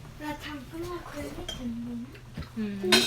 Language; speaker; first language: Swedish; non-native, learner; Thai